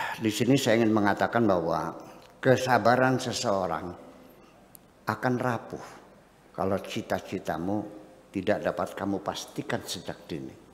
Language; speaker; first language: Indonesian; non-native, local second language; Javanese